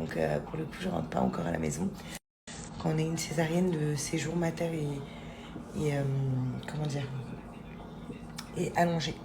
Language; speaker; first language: French; native; French